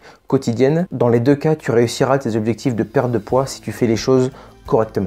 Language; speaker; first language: French; native; French